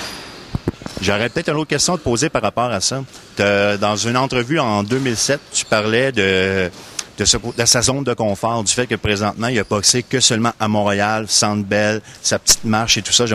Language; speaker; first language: French; native; French